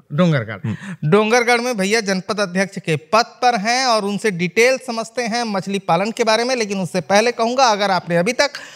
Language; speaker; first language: Hindi; native; Hindi